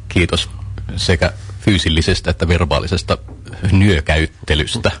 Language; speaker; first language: Finnish; native; Finnish